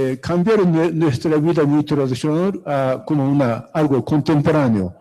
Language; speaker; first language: Spanish; non-native, fluent; Japanese